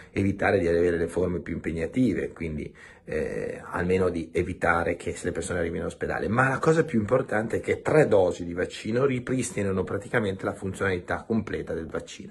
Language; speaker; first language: Italian; native; Italian